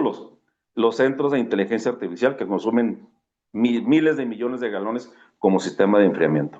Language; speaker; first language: Spanish; native; Spanish